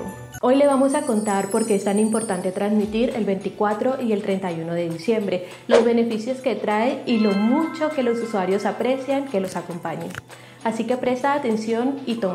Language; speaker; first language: Spanish; native; Spanish